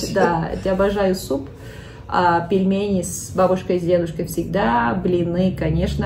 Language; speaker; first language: Russian; early bilingual, heritage; Russian